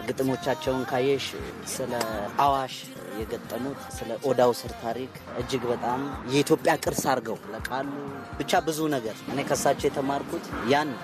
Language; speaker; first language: Amharic; non-native, local second language; Oromo